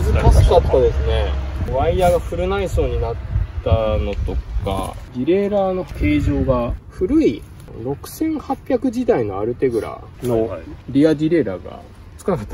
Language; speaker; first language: Japanese; native; Japanese